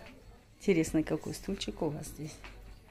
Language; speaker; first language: Russian; native; Russian